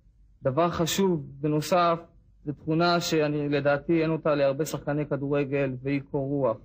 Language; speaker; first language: Hebrew; native; Hebrew